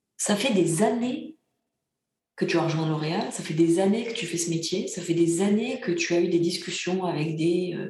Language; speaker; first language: French; early bilingual, other home language; Bulgarian